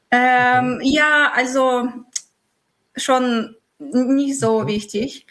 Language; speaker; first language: German; non-native, fluent; Russian